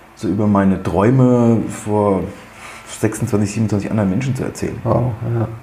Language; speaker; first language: German; native; German